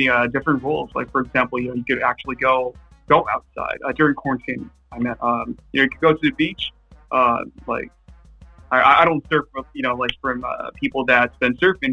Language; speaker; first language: English; non-native, fluent; Japanese